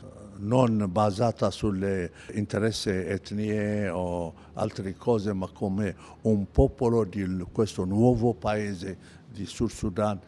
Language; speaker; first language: Italian; non-native, fluent; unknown